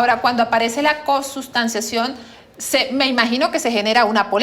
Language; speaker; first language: Spanish; native; Spanish